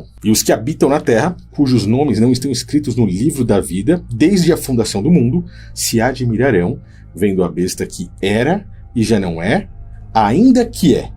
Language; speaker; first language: Portuguese; native; Portuguese